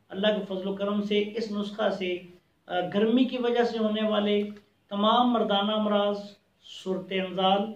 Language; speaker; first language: Urdu; non-native, local second language; Punjabi